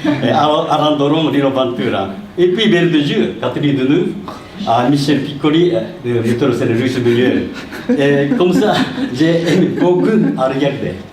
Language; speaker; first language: French; non-native, learner; Japanese